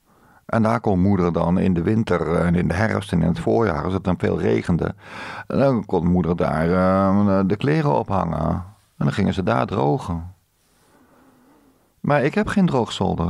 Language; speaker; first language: Dutch; native; Dutch